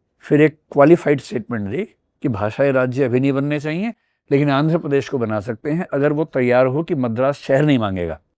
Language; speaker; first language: Hindi; native; Hindi